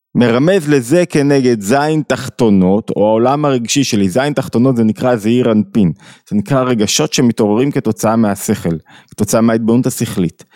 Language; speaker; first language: Hebrew; native; Hebrew